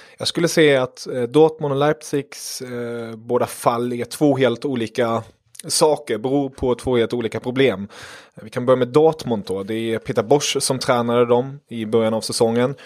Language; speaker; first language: Swedish; early bilingual, other home language; German